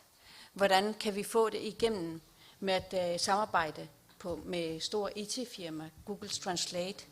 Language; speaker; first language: Danish; non-native, local second language; Kalaallisut